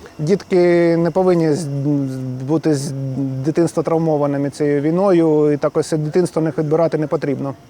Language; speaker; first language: Ukrainian; non-native, local second language; Russian